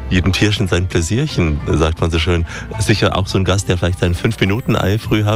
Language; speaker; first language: German; native; German